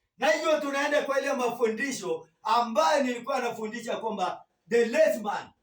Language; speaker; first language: Swahili; non-native, local second language; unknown